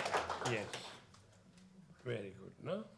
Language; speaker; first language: English; non-native, learner; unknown